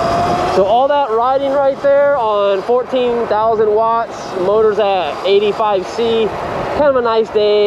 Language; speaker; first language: English; native; English